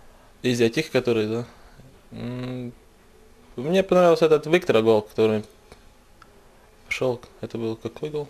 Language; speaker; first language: Russian; non-native, fluent; Latvian